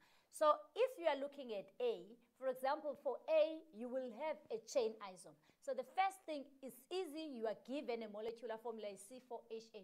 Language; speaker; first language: English; non-native, local second language; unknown